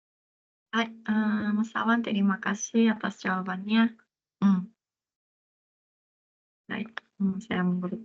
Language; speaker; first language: Indonesian; non-native, fluent; Japanese